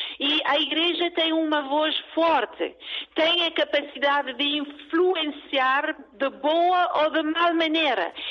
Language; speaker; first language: Portuguese; early bilingual, heritage; Portuguese